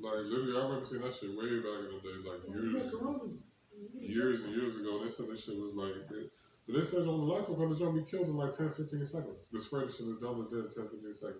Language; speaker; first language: English; native; English